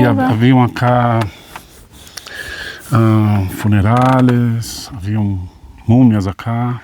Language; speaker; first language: Spanish; non-native, learner; Portuguese